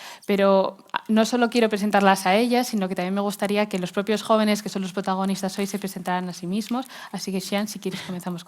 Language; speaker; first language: Spanish; native; Spanish